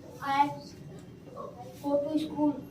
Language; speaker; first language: English; non-native, learner; Hindi